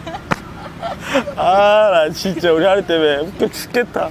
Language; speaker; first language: Korean; native; Korean